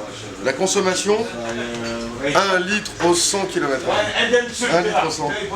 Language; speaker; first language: French; native; French